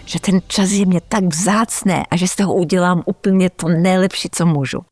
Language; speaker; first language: Czech; early bilingual, heritage; Czech